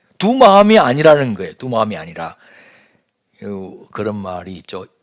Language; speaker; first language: Korean; native; Korean